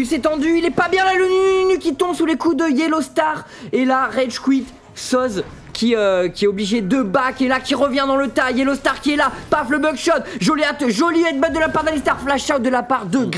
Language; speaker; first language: French; native; French